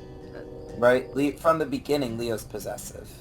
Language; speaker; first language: English; native; English